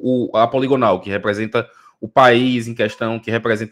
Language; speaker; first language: Portuguese; native; Portuguese